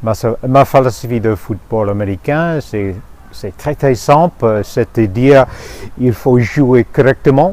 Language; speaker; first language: French; non-native, fluent; English